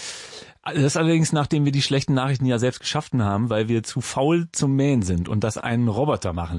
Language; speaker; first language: German; native; German